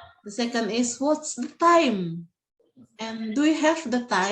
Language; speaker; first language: English; non-native, fluent; Indonesian